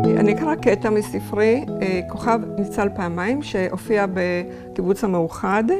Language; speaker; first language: Hebrew; early bilingual, other home language; Polish